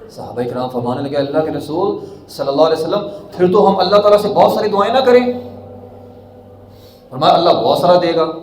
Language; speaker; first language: Urdu; non-native, local second language; Punjabi